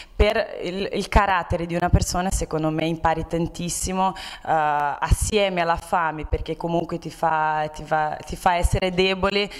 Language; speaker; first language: Italian; non-native, fluent; Portuguese